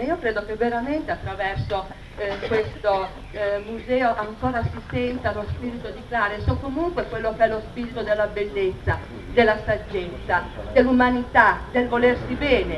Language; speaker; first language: Italian; native; Italian